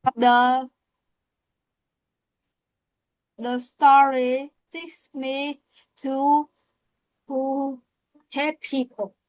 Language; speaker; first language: English; non-native, learner; Vietnamese